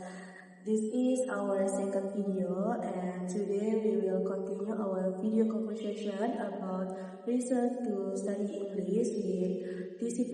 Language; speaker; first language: English; non-native, learner; Indonesian